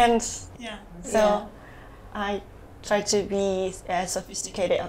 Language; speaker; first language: English; non-native, learner; Japanese